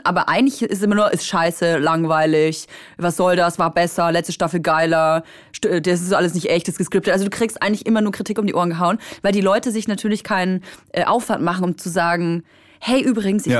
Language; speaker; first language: German; native; German